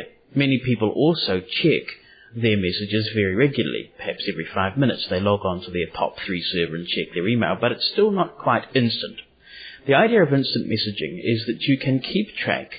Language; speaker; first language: English; native; English